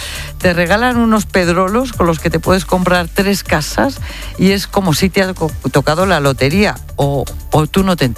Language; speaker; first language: Spanish; native; Spanish